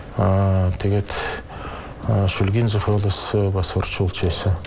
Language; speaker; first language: Mongolian; non-native, fluent; Russian